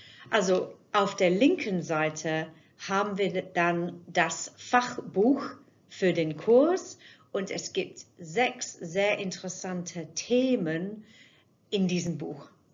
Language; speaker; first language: German; non-native, fluent; English